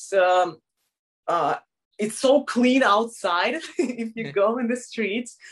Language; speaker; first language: English; non-native, fluent; Russian